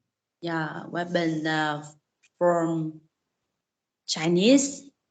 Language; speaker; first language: English; non-native, learner; Vietnamese